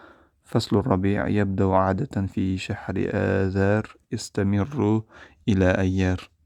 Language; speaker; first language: Arabic; non-native, fluent; Uzbek